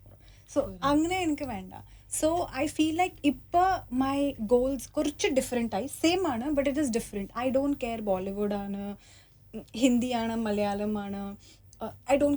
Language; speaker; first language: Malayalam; early bilingual, heritage; Malayalam